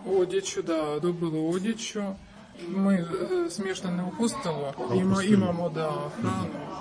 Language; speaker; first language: Croatian; non-native, learner; Ukrainian